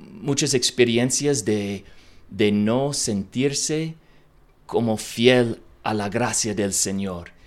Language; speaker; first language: Spanish; non-native, learner; English